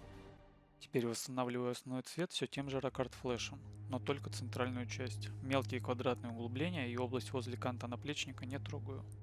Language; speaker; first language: Russian; native; Russian